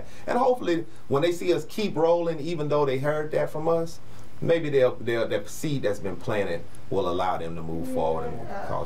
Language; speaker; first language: English; native; English